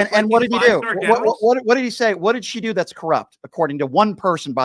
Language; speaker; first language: English; native; English